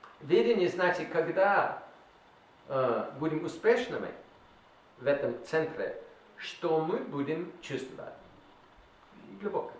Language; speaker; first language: Russian; non-native, learner; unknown